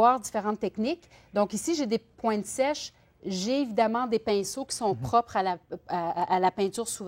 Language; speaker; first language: French; native; French